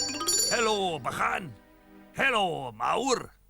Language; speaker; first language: Welsh; native; Welsh